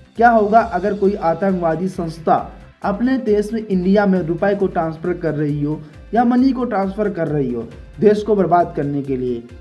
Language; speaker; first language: Hindi; native; Hindi